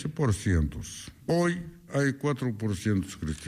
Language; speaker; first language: Spanish; non-native, fluent; Arabic